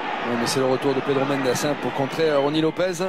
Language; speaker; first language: French; native; French